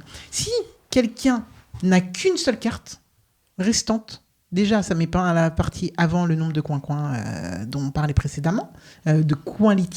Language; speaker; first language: French; native; French